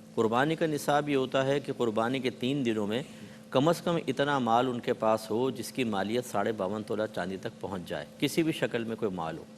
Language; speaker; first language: Urdu; native; Urdu